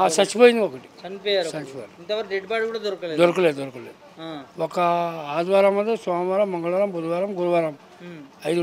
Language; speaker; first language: Telugu; non-native, local second language; Urdu